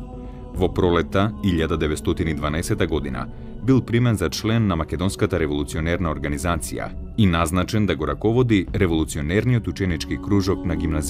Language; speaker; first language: Macedonian; native; Macedonian